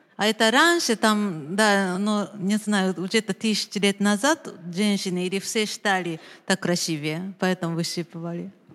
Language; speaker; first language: Russian; non-native, fluent; Japanese